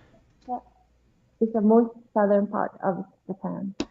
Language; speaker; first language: English; non-native, learner; Japanese